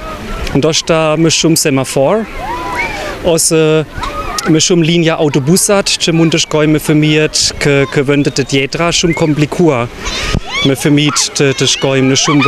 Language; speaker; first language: Albanian; non-native, fluent; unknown